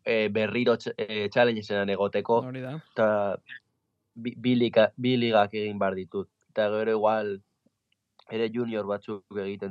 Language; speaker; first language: Basque; non-native, local second language; Spanish